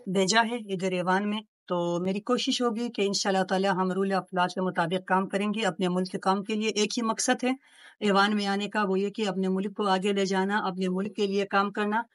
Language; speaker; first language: Urdu; non-native, local second language; Pashto